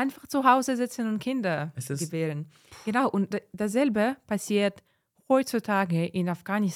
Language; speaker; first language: German; non-native, fluent; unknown